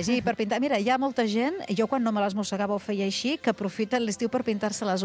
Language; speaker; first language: Catalan; native; Catalan